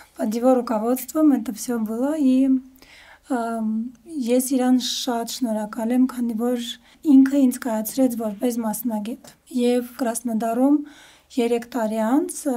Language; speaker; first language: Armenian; early bilingual, heritage; Armenian